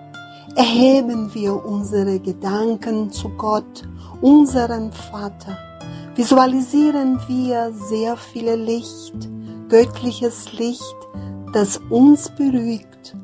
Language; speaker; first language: German; non-native, fluent; Portuguese